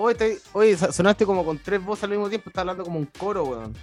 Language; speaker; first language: Spanish; native; Spanish